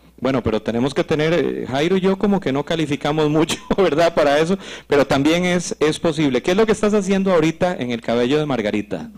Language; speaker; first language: Spanish; native; Spanish